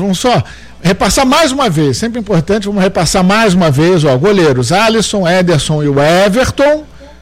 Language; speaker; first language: Portuguese; native; Portuguese